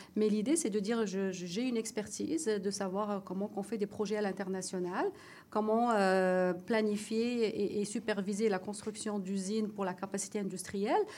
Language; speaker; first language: French; non-native, local second language; Arabic